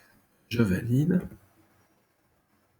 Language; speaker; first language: French; native; French